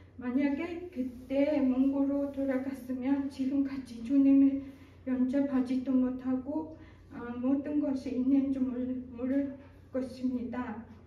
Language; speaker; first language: Korean; non-native, fluent; Mongolian